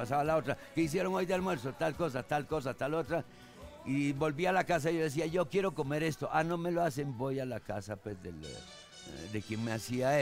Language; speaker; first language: Spanish; early bilingual, other home language; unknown